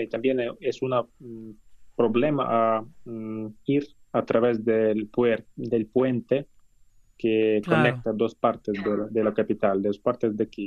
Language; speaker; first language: Spanish; non-native, fluent; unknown